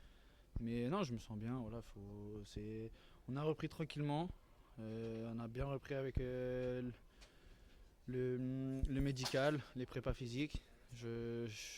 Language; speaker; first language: French; native; French